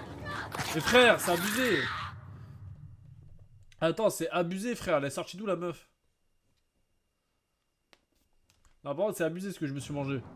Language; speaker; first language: French; native; French